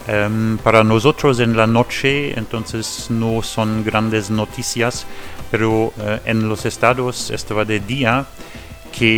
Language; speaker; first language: Spanish; non-native, learner; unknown